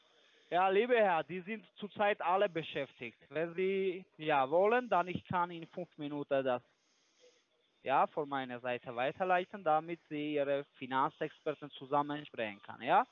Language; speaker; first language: German; non-native, learner; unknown